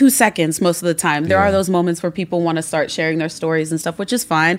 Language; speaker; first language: English; native; English